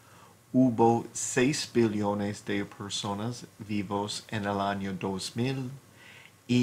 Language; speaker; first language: Spanish; non-native, fluent; English